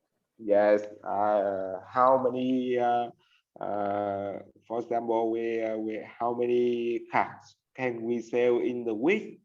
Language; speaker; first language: English; non-native, learner; Vietnamese